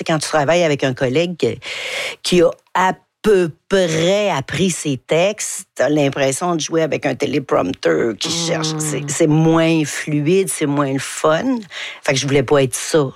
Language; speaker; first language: French; native; French